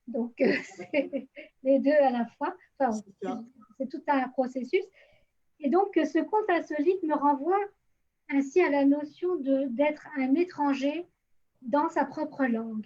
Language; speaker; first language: French; native; French